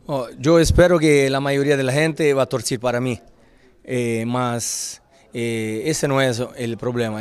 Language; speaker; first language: Spanish; non-native, fluent; Italian